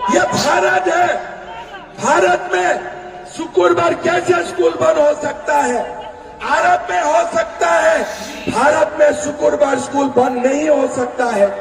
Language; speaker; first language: Hindi; non-native, local second language; Assamese